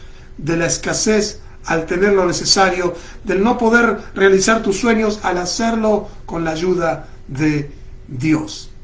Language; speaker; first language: Spanish; native; Spanish